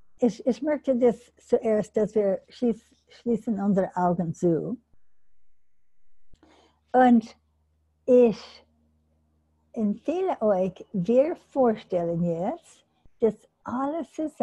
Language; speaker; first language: German; non-native, learner; English